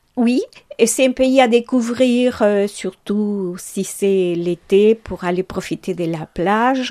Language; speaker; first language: French; non-native, fluent; Spanish